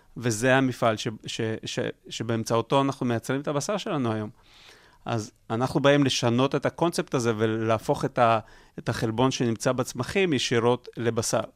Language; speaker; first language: Hebrew; early bilingual, other home language; Russian